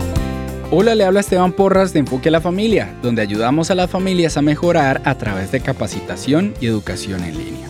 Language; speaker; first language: Spanish; native; Spanish